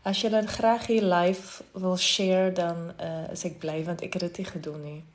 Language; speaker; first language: Dutch; non-native, fluent; Afrikaans